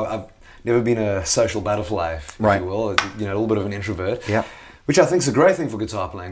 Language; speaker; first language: English; native; English